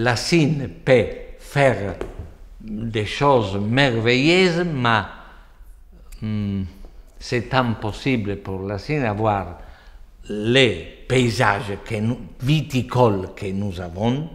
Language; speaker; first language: French; non-native, fluent; Italian